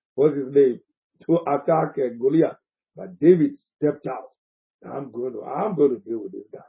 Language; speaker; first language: English; non-native, local second language; Akan